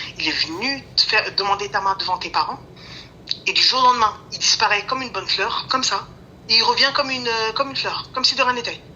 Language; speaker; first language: French; early bilingual, other home language; Lingala